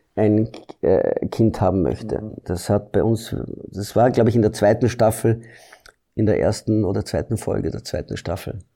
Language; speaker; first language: German; early bilingual, heritage; German